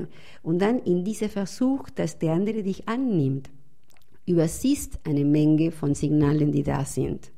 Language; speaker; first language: German; non-native, fluent; Spanish